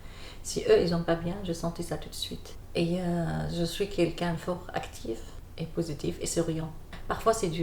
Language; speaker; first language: French; non-native, learner; Arabic